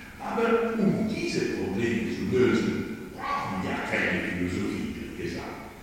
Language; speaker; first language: German; non-native, fluent; Polish